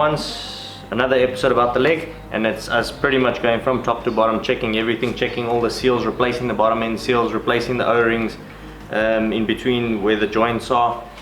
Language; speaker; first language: English; native; English